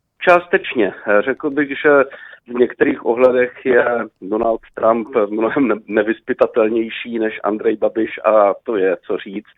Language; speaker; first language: Czech; native; Czech